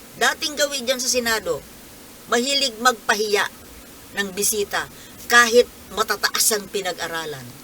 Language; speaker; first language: Filipino; non-native, local second language; Bikol